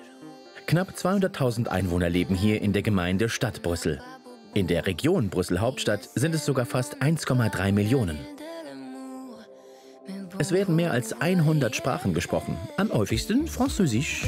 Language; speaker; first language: German; native; German